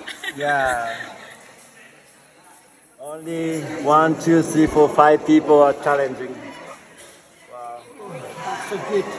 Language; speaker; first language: English; non-native, learner; Japanese